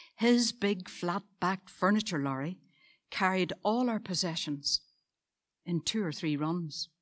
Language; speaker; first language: English; native; English